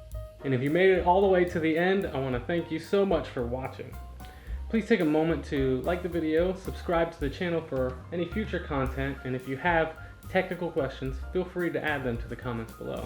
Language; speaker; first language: English; native; English